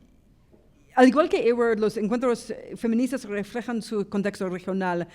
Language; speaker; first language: Spanish; non-native, fluent; English